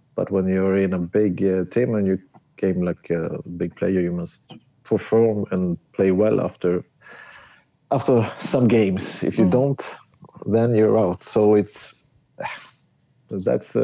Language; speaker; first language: English; non-native, learner; Swedish